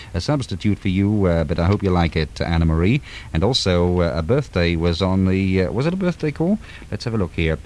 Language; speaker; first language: English; native; English